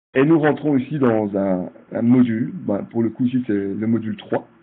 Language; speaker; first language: French; native; French